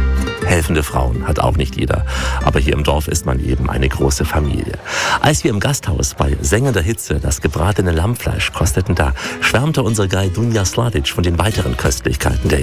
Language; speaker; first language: German; native; German